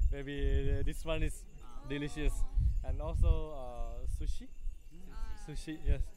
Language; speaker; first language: English; non-native, learner; Thai